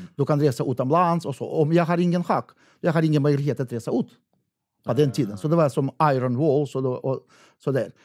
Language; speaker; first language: Swedish; non-native, fluent; Russian